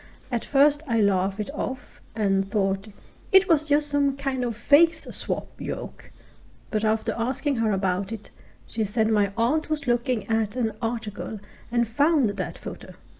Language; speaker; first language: English; non-native, fluent; Swedish